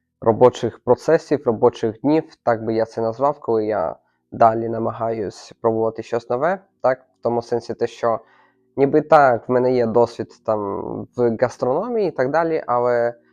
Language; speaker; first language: Ukrainian; native; Ukrainian